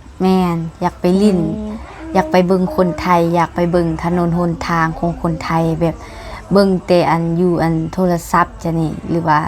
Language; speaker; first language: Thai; non-native, learner; Lao